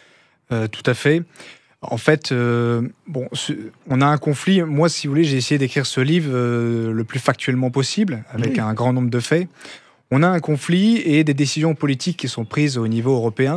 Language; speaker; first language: French; native; French